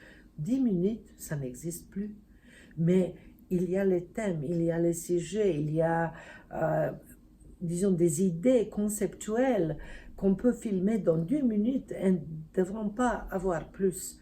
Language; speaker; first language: French; non-native, fluent; Serbian